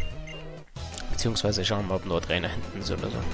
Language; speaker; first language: German; native; German